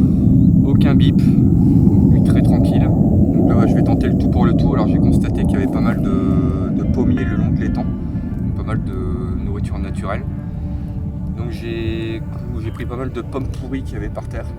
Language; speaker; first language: French; native; French